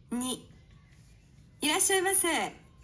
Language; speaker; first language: Japanese; non-native, fluent; Burmese